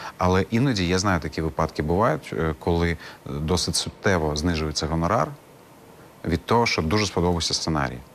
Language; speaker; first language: Ukrainian; non-native, local second language; Crimean Tatar